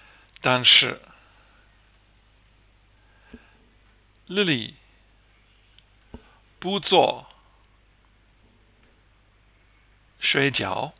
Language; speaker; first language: Chinese; non-native, fluent; English